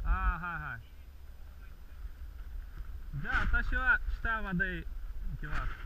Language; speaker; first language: Japanese; non-native, learner; Russian